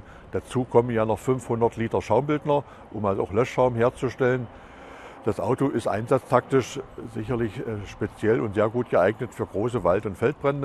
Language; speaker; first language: German; native; German